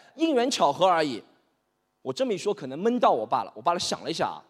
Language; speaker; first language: Chinese; native; Chinese